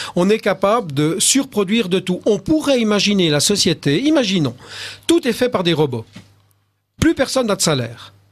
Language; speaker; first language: French; native; French